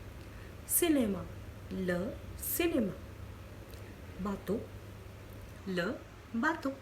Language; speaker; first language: French; non-native, fluent; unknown